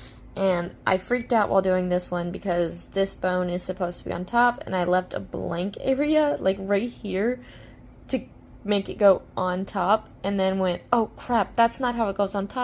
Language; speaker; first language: English; native; English